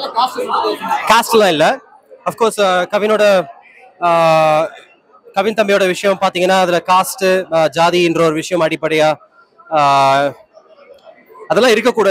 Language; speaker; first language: Tamil; native; Tamil